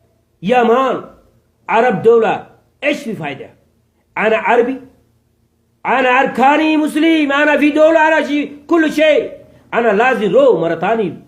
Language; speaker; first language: Arabic; non-native, learner; Rohingya